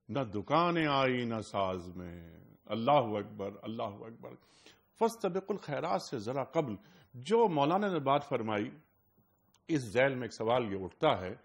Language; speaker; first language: Urdu; native; Urdu